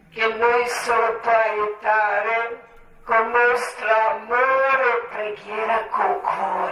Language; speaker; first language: Italian; non-native, learner; Croatian